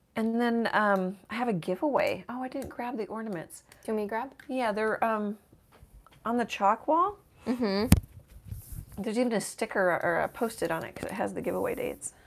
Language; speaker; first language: English; native; English